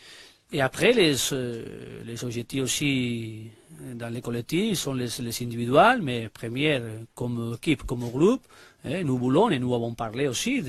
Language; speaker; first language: French; non-native, learner; Spanish